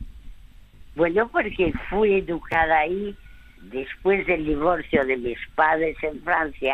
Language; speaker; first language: Spanish; early bilingual, other home language; French